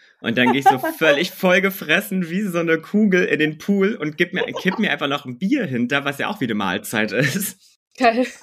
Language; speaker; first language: German; native; German